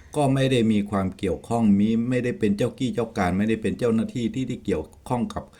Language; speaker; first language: Thai; native; Thai